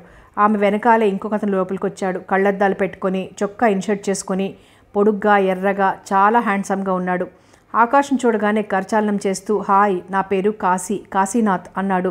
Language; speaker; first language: Telugu; native; Telugu